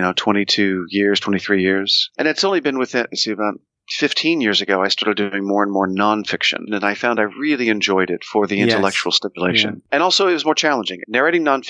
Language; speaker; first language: English; native; English